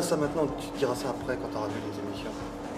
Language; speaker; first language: French; native; French